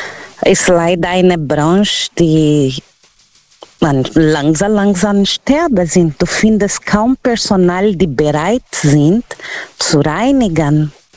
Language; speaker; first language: German; non-native, local second language; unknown